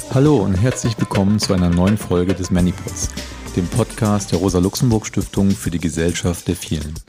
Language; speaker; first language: German; native; German